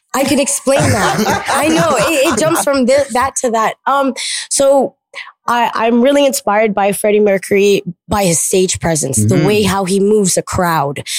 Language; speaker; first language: English; early bilingual, other home language; Filipino